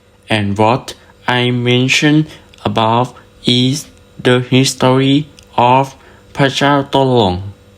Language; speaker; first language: English; non-native, learner; Thai